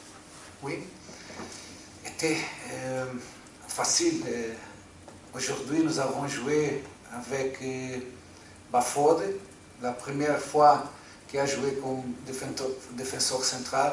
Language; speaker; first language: French; non-native, fluent; Portuguese